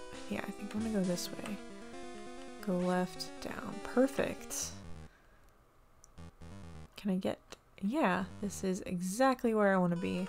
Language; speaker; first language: English; native; English